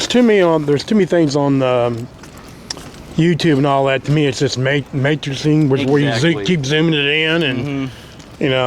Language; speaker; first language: English; native; English